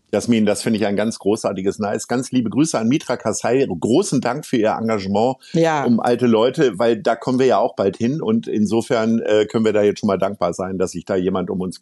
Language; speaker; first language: German; native; German